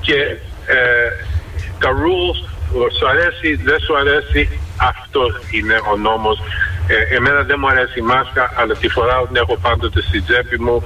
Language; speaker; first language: Greek; early bilingual, heritage; Greek